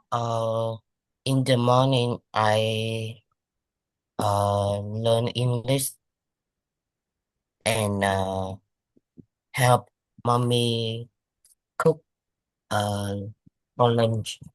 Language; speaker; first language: English; non-native, learner; Vietnamese